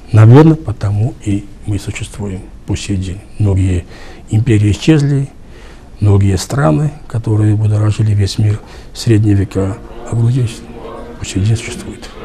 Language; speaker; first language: Russian; non-native, local second language; Georgian